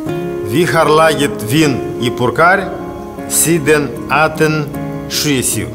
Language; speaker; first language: Norwegian; non-native, learner; Romanian